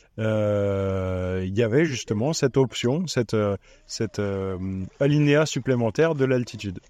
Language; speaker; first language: French; native; French